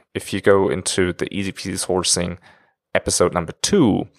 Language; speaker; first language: English; non-native, fluent; German